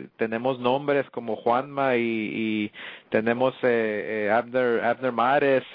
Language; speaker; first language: Spanish; early bilingual, heritage; Spanish